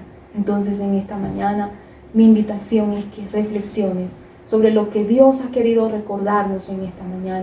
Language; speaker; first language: Spanish; native; Spanish